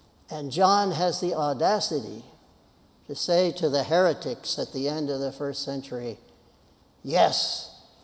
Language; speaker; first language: English; native; English